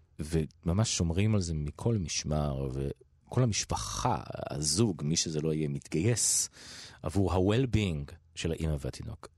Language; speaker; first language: Hebrew; native; Hebrew